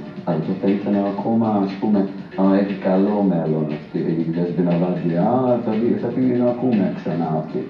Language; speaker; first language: Greek; non-native, fluent; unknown